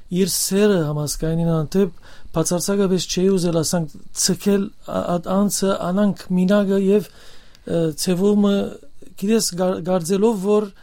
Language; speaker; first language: Armenian; native; Armenian